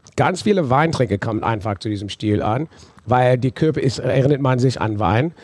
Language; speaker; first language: German; non-native, fluent; English